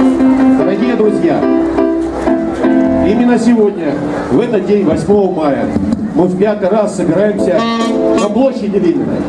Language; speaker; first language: Russian; native; Russian